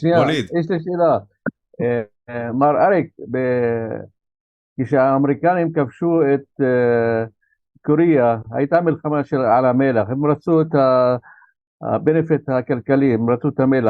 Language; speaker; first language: Hebrew; non-native, local second language; Arabic